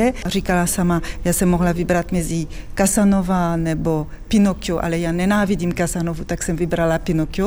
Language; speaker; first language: Czech; non-native, fluent; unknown